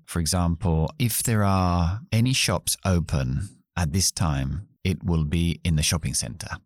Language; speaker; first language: English; early bilingual, other home language; Spanish